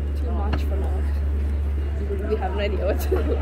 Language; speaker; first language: English; non-native, learner; Italian